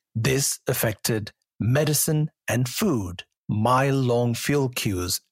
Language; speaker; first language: English; non-native, local second language; Sinhala